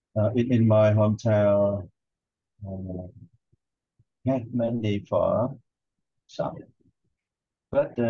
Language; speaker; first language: English; non-native, learner; Vietnamese